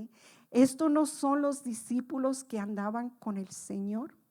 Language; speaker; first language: Spanish; native; Spanish